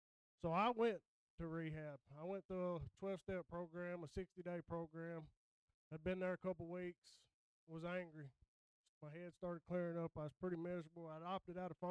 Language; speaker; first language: English; native; English